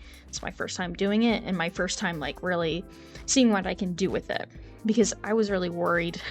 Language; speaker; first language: English; native; English